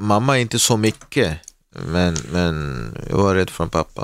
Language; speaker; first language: Swedish; non-native, learner; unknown